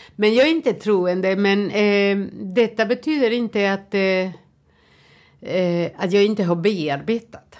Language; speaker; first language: Swedish; non-native, fluent; Spanish